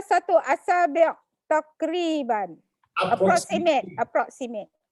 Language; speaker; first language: Arabic; non-native, learner; Malay